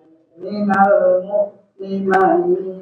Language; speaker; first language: Arabic; non-native, learner; Indonesian